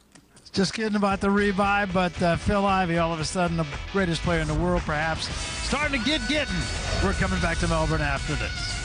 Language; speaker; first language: English; native; English